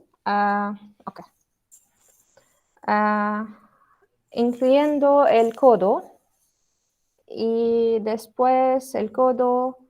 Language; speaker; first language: Spanish; non-native, learner; Arabic